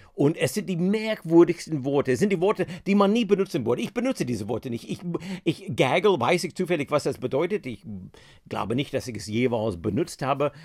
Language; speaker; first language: German; non-native, fluent; English